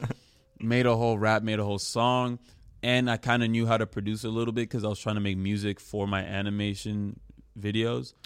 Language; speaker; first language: English; early bilingual, other home language; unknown